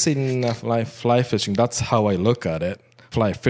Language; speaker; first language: English; non-native, fluent; Japanese